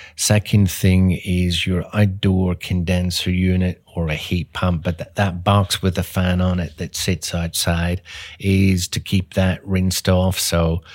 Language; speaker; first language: English; native; English